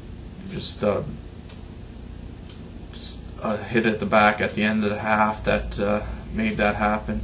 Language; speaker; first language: English; native; English